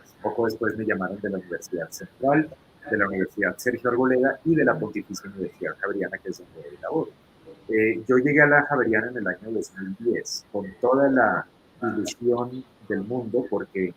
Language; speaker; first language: Spanish; native; Spanish